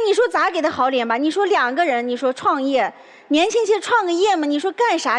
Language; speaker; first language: Chinese; native; Chinese